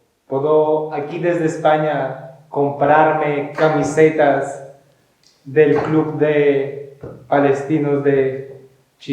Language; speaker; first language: Spanish; non-native, fluent; Ukrainian